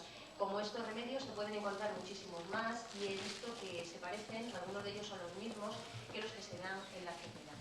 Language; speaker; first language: Spanish; native; Spanish